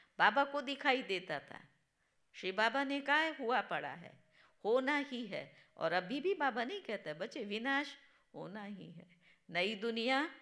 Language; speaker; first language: Hindi; non-native, local second language; Gujarati